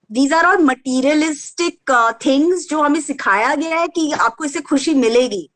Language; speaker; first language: Hindi; native; Hindi